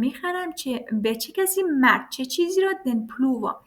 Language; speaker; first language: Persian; native; Persian